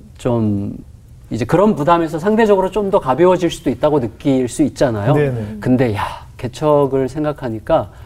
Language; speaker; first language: Korean; native; Korean